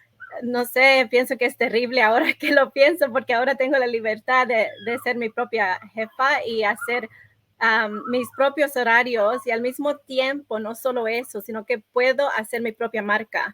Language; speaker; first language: Spanish; early bilingual, other home language; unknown